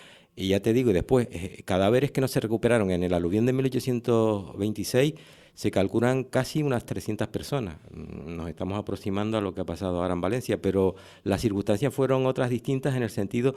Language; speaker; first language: Spanish; native; Spanish